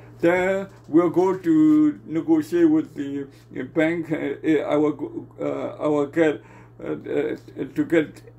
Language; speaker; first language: English; non-native, learner; Burmese